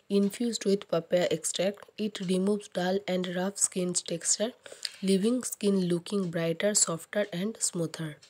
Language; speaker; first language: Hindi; non-native, local second language; Bangla